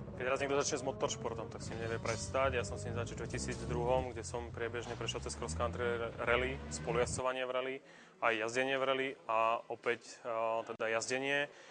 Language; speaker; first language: Slovak; native; Slovak